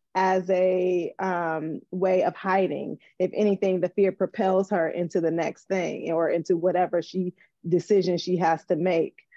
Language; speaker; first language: English; native; English